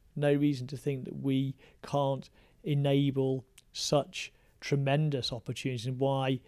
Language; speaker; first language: English; native; English